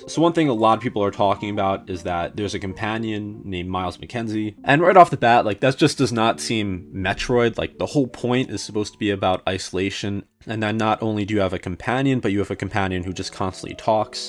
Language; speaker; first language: English; native; English